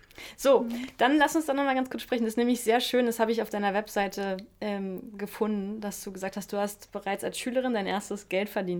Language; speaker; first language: German; native; German